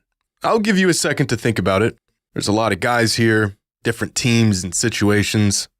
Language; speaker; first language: English; native; English